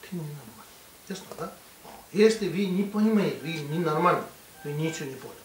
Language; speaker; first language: Russian; non-native, learner; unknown